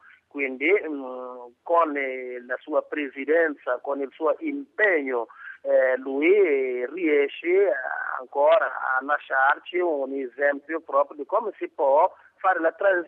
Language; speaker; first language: Italian; non-native, fluent; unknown